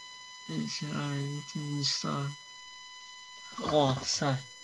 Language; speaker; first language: Chinese; early bilingual, heritage; Chinese